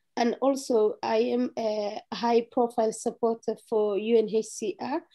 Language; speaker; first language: English; non-native, fluent; Somali